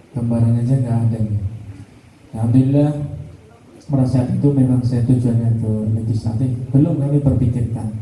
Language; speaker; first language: Indonesian; native; Indonesian